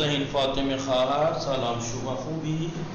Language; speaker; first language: Persian; non-native, fluent; Urdu